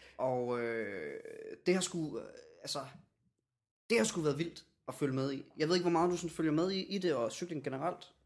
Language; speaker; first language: Danish; native; Danish